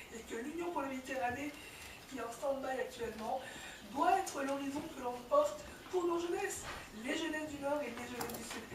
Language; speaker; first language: French; early bilingual, other home language; Kabyle